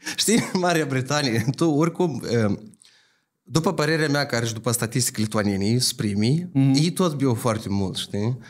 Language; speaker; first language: Romanian; native; Romanian